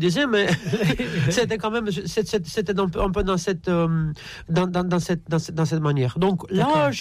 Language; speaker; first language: French; non-native, fluent; Romanian